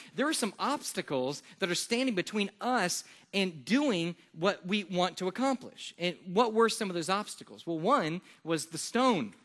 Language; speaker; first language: English; native; English